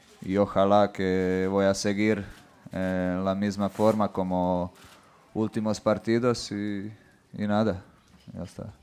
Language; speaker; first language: Spanish; non-native, fluent; Croatian